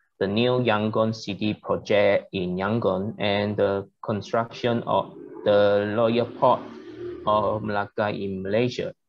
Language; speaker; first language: English; non-native, learner; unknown